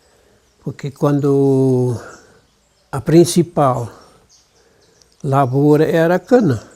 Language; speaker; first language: Portuguese; non-native, local second language; German